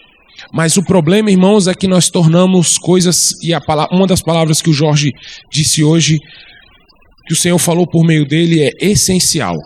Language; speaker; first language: Portuguese; native; Portuguese